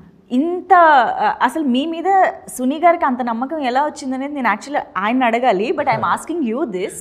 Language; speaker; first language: Telugu; native; Telugu